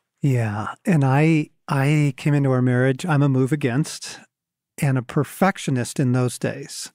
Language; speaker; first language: English; native; English